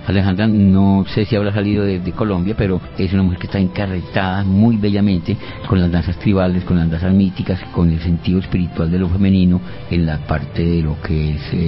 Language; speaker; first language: Spanish; native; Spanish